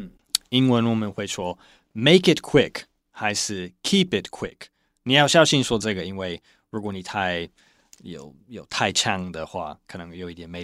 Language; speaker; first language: Chinese; non-native, fluent; English